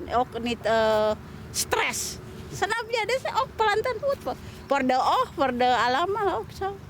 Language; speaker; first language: Dutch; non-native, learner; Indonesian